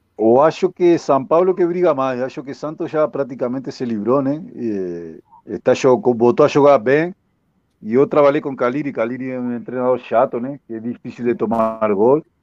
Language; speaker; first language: Portuguese; non-native, fluent; Spanish